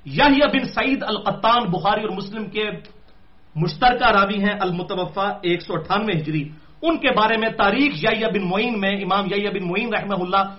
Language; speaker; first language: Urdu; native; Urdu